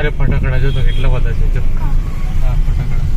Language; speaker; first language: Gujarati; non-native, local second language; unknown